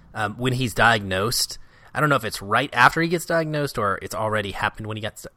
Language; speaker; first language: English; native; English